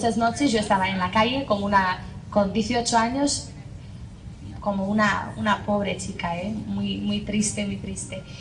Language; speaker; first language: Spanish; non-native, fluent; English